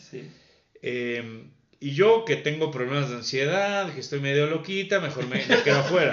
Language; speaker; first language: Spanish; native; Spanish